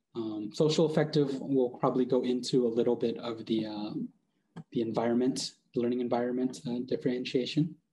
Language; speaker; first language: English; native; English